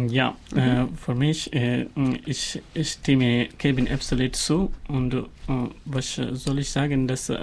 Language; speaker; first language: German; non-native, learner; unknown